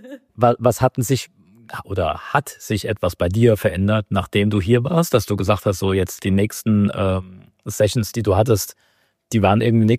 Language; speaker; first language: German; native; German